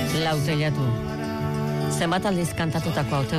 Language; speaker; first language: Basque; native; Basque